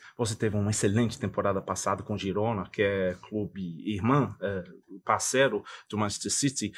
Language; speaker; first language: Portuguese; native; Portuguese